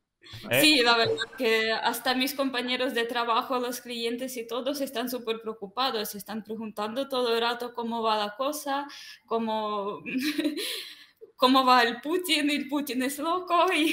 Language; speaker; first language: Spanish; non-native, fluent; Russian